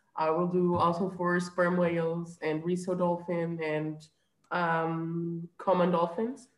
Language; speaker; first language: English; non-native, fluent; Portuguese